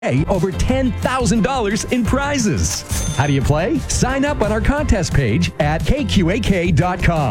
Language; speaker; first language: English; native; English